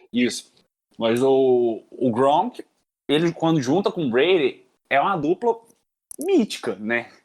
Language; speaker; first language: Portuguese; native; Portuguese